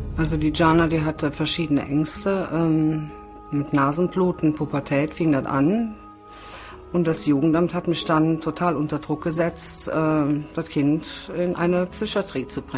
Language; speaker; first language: German; native; German